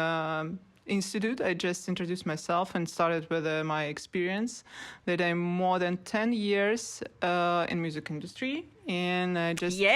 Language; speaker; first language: English; non-native, learner; Russian